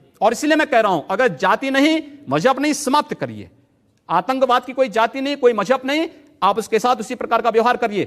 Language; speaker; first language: Hindi; native; Hindi